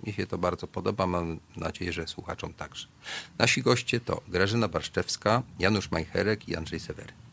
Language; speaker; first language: Polish; native; Polish